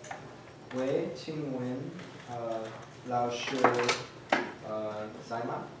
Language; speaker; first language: Chinese; non-native, learner; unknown